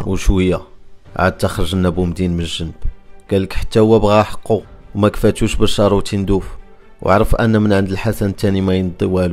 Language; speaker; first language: Arabic; native; Arabic